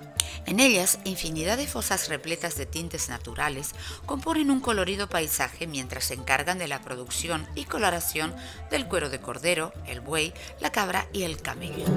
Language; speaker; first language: Spanish; native; Spanish